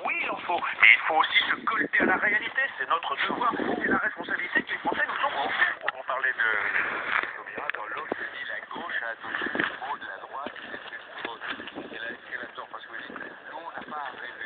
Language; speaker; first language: French; native; French